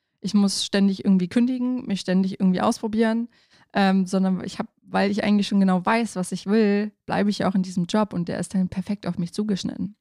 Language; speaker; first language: German; native; German